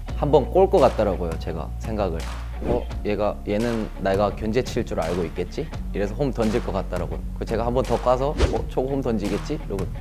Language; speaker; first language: Korean; native; Korean